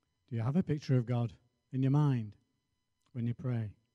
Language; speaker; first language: English; native; English